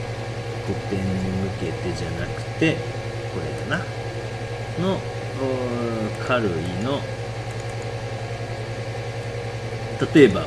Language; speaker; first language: Japanese; native; Japanese